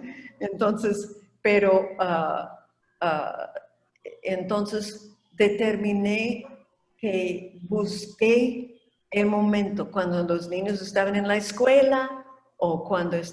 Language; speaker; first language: Spanish; non-native, fluent; English